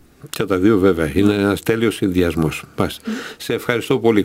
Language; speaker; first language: Greek; native; Greek